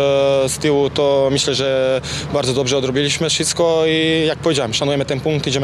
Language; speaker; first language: Polish; non-native, fluent; Croatian